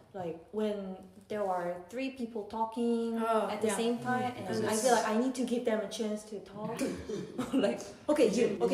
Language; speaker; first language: English; non-native, fluent; Korean